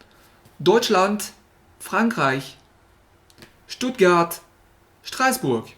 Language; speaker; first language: German; non-native, fluent; French